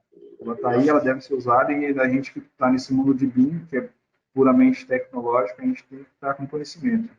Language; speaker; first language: Portuguese; native; Portuguese